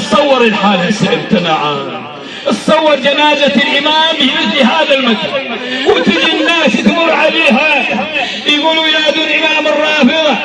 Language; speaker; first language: Arabic; native; Arabic